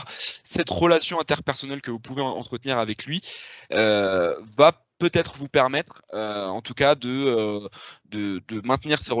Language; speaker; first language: French; native; French